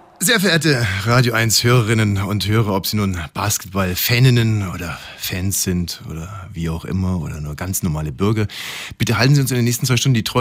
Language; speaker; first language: German; native; German